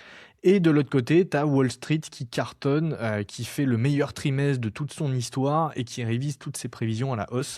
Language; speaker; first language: French; native; French